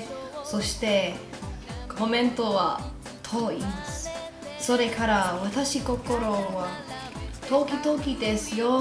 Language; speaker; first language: Japanese; non-native, learner; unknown